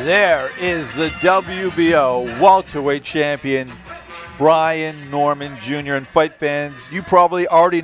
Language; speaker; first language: English; native; English